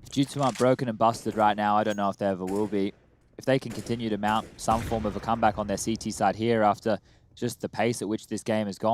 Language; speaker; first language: English; native; English